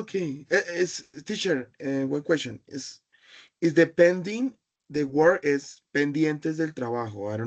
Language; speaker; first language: English; non-native, learner; Spanish